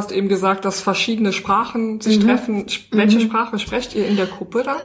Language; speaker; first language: German; native; German